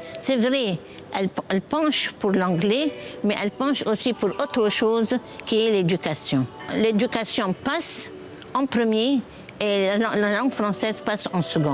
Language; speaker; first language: French; non-native, fluent; Arabic